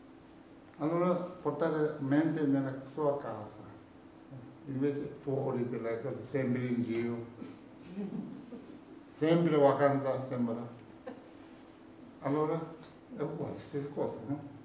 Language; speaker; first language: Italian; non-native, learner; Tibetan